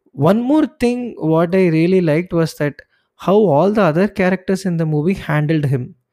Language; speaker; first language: English; non-native, local second language; Tamil